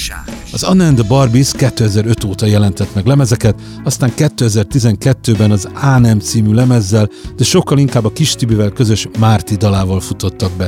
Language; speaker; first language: Hungarian; native; Hungarian